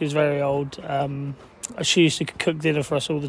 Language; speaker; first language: English; native; English